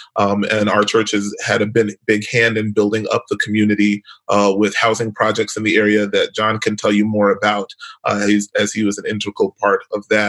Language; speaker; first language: English; native; English